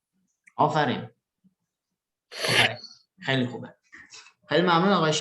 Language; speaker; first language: Persian; early bilingual, other home language; Indonesian